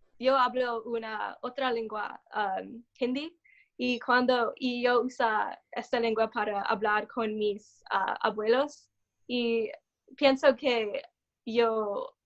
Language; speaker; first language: Spanish; non-native, learner; English